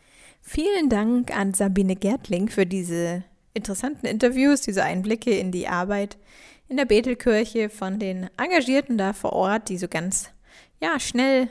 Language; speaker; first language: German; native; German